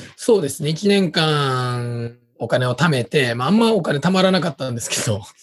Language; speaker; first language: Japanese; native; Japanese